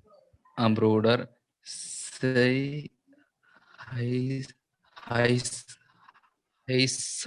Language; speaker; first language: German; non-native, learner; Malayalam